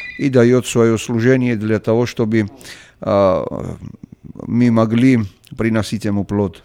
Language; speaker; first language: Russian; non-native, local second language; Georgian